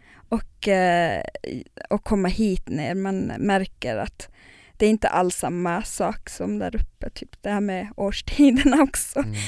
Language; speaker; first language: Swedish; non-native, local second language; Northern Sami